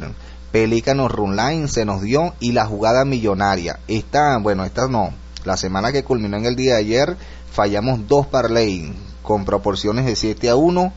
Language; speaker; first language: Spanish; native; Spanish